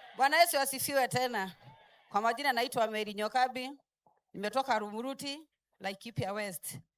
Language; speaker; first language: Swahili; non-native, local second language; Kikuyu